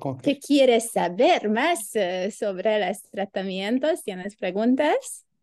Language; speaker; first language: Spanish; non-native, learner; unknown